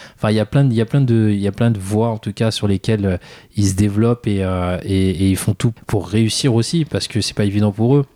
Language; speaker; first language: French; early bilingual, other home language; Khmer